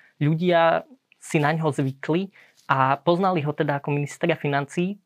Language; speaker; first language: Slovak; early bilingual, heritage; Slovak